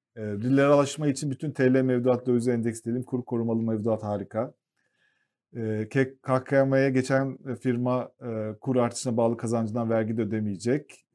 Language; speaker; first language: Turkish; native; Turkish